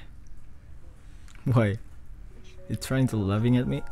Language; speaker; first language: English; non-native, learner; Indonesian